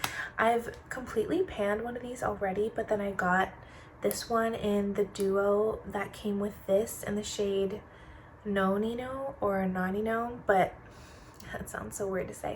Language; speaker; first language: English; native; English